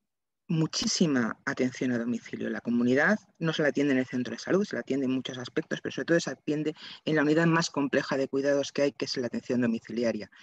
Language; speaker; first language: Spanish; native; Spanish